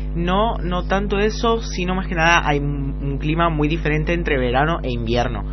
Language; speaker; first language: Spanish; non-native, fluent; Italian